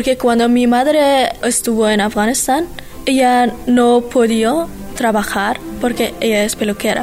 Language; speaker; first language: Spanish; non-native, learner; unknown